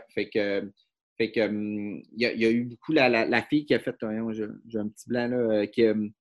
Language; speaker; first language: French; native; French